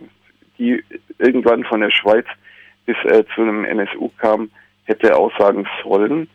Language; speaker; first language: German; native; German